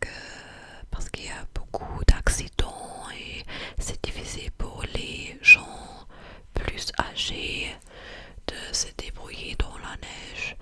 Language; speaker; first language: French; non-native, fluent; English